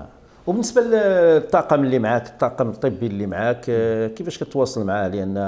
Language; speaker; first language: Arabic; native; Arabic